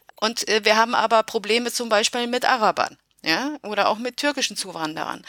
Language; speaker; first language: German; early bilingual, other home language; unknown